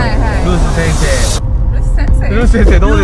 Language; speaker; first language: Japanese; native; Japanese